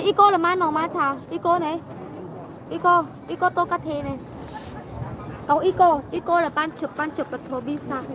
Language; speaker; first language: Korean; non-native, learner; Vietnamese